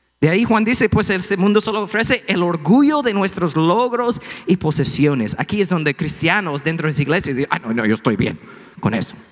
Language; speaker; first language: Spanish; non-native, fluent; English